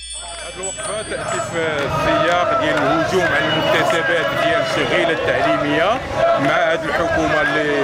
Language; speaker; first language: Arabic; native; Arabic